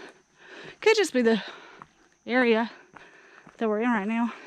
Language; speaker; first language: English; native; English